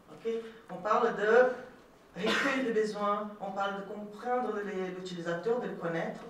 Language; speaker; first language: French; non-native, fluent; Portuguese